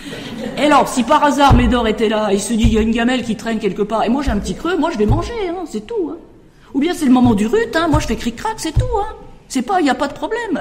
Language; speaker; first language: French; native; French